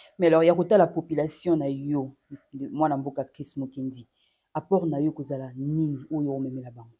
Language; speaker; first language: French; non-native, local second language; Lingala